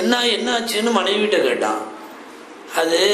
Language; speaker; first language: Tamil; native; Tamil